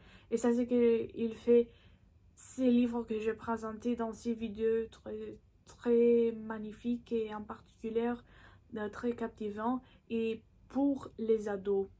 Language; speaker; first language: French; non-native, learner; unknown